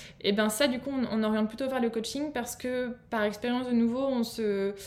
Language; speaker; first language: French; native; French